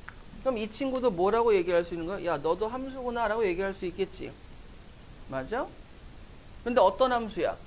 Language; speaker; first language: Korean; native; Korean